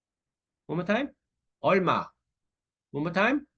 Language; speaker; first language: English; non-native, learner; Korean